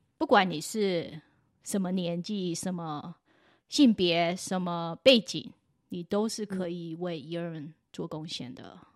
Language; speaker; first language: Chinese; early bilingual, heritage; Chinese